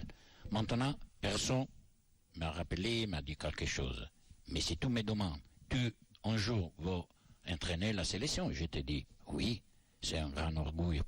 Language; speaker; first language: French; non-native, learner; Italian